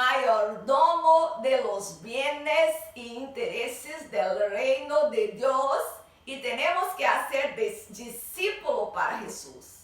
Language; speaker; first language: Spanish; non-native, learner; Portuguese